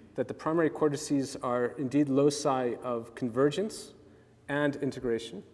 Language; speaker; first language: English; native; English